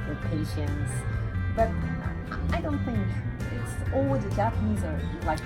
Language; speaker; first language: English; non-native, learner; Japanese